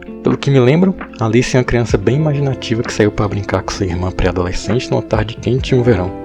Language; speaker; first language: Portuguese; native; Portuguese